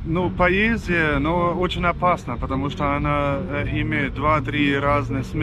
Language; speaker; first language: Russian; non-native, fluent; German